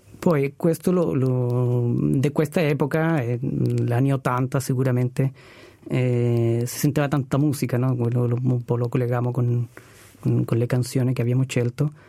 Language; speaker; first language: Italian; non-native, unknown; Spanish